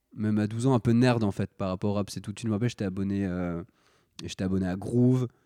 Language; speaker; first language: French; native; French